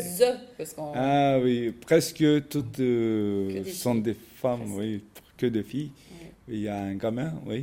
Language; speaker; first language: French; non-native, fluent; Turkish